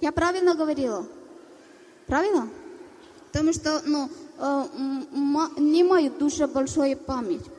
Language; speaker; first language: Ukrainian; non-native, learner; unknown